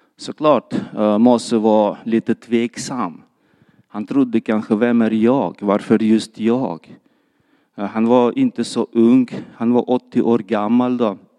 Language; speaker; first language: Swedish; non-native, fluent; Kyrgyz